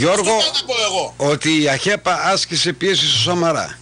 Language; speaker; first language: Greek; native; Greek